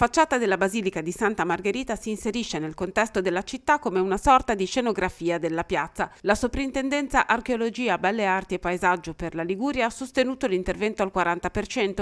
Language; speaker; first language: Italian; native; Italian